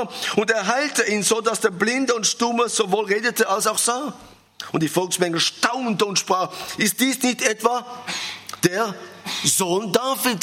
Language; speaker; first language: German; non-native, fluent; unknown